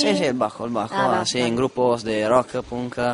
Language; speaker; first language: Spanish; non-native, learner; Italian